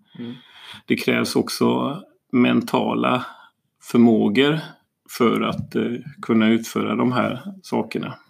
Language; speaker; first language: Swedish; native; Swedish